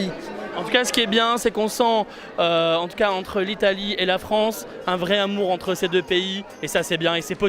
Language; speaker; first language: French; native; French